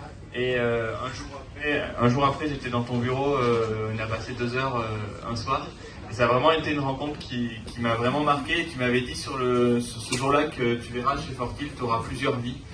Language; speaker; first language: French; native; French